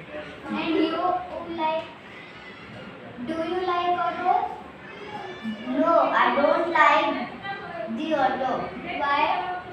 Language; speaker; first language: English; non-native, learner; Hindi